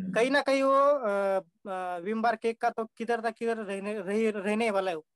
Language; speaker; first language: Hindi; non-native, local second language; Marathi